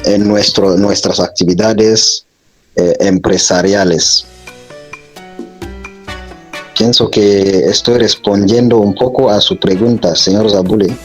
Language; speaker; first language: Spanish; non-native, fluent; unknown